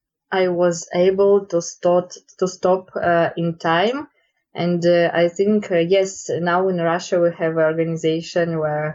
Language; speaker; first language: English; non-native, learner; Russian